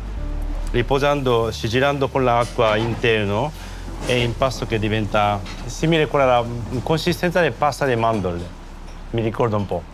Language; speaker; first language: Italian; non-native, learner; Japanese